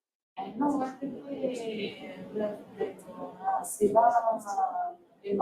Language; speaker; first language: Italian; non-native, learner; Portuguese